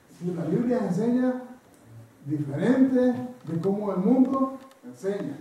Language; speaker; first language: Spanish; non-native, fluent; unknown